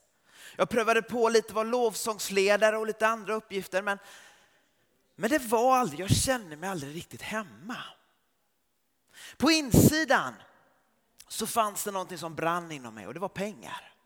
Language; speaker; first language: Swedish; early bilingual, heritage; Swedish